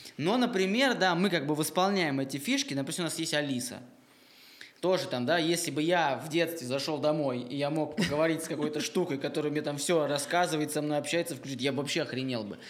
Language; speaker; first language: Russian; native; Russian